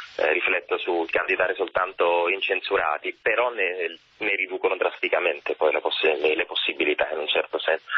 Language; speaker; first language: Italian; native; Italian